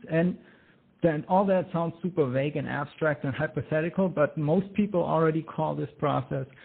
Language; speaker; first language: English; non-native, fluent; German